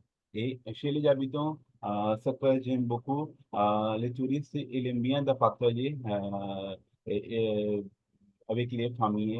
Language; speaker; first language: French; non-native, learner; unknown